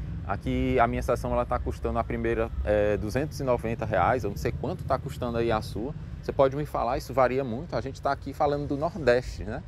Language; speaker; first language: Portuguese; native; Portuguese